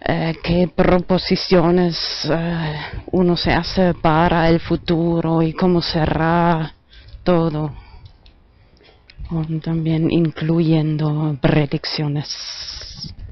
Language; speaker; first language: Spanish; non-native, fluent; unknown